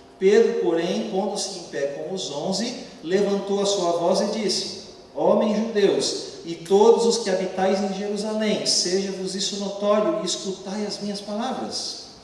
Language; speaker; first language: Portuguese; native; Portuguese